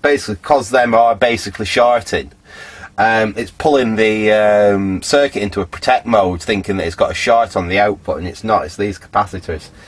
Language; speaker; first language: English; native; English